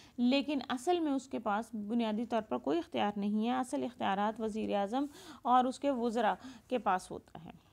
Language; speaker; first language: Urdu; non-native, local second language; Punjabi